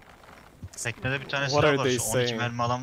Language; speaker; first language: Turkish; native; Turkish